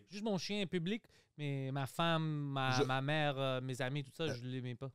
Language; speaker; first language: French; early bilingual, other home language; Greek